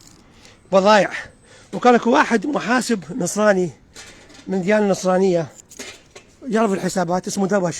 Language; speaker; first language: Arabic; native; Arabic